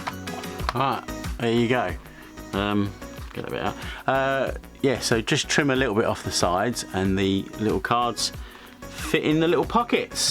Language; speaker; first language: English; native; English